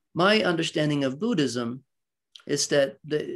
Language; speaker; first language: English; early bilingual, other home language; Swedish